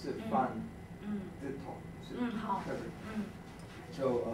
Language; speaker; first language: Chinese; early bilingual, heritage; Cantonese